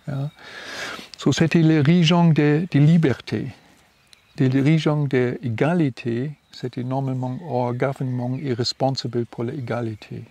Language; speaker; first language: French; non-native, learner; German